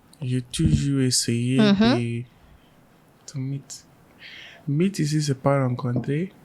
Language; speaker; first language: French; non-native, learner; English